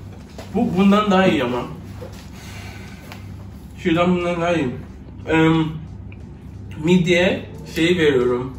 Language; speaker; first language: Turkish; non-native, fluent; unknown